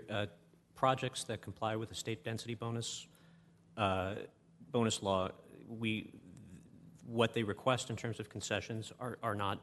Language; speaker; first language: English; native; English